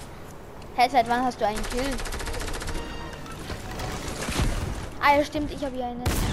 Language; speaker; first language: German; native; German